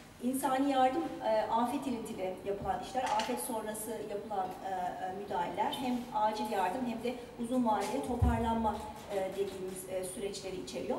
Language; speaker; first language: Turkish; native; Turkish